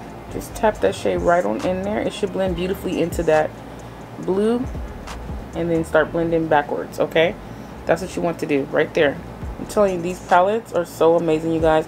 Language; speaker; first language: English; native; English